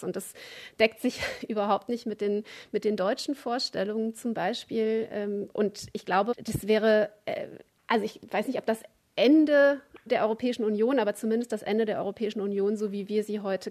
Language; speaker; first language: German; native; German